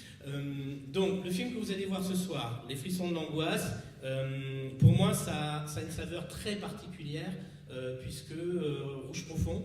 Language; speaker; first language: French; native; French